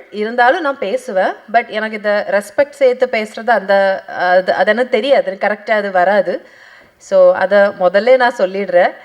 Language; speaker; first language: Tamil; non-native, fluent; Malayalam